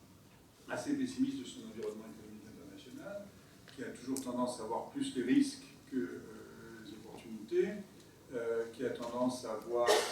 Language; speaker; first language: French; native; French